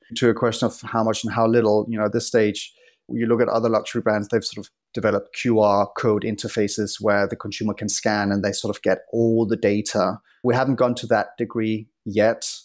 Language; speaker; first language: English; non-native, fluent; Danish